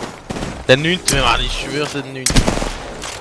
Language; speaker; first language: German; native; German